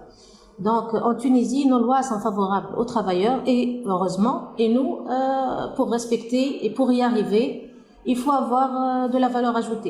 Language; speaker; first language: French; non-native, local second language; Arabic